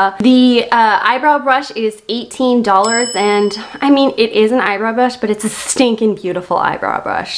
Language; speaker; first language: English; native; English